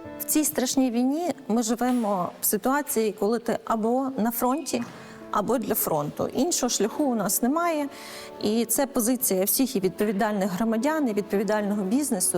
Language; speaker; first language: Ukrainian; native; Ukrainian